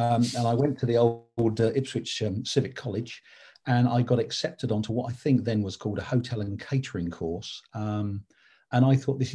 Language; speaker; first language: English; native; English